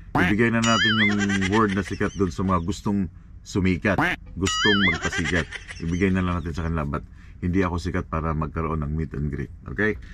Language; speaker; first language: Filipino; non-native, local second language; Cebuano